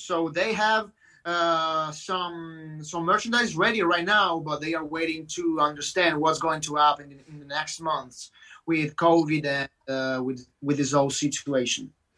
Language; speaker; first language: English; non-native, fluent; Italian